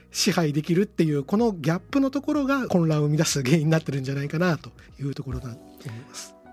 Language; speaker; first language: Japanese; native; Japanese